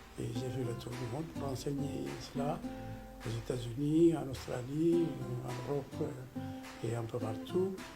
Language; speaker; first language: French; non-native, fluent; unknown